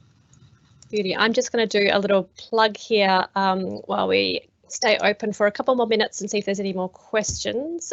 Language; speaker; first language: English; native; English